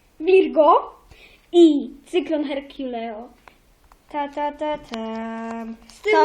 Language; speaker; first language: Polish; native; Polish